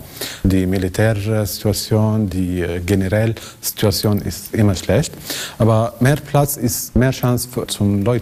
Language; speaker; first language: German; non-native, learner; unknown